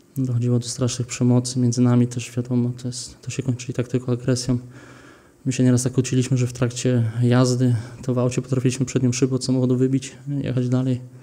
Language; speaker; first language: Polish; early bilingual, heritage; Polish